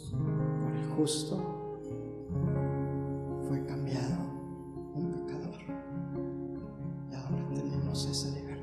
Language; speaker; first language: Spanish; native; Spanish